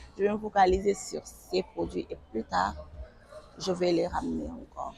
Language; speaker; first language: French; non-native, local second language; Wolof